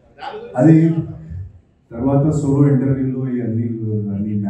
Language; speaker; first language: Telugu; non-native, fluent; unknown